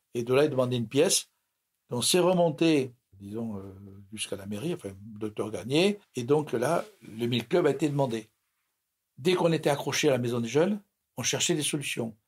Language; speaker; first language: French; native; French